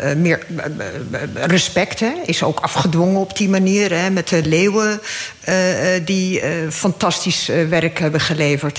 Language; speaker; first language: Dutch; early bilingual, other home language; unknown